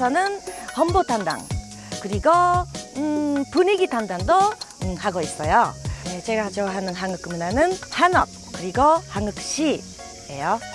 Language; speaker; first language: Korean; non-native, fluent; Japanese